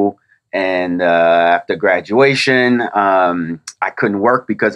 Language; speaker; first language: English; early bilingual, other home language; French